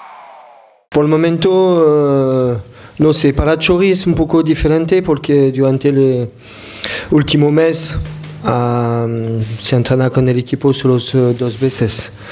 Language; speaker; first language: Spanish; non-native, fluent; French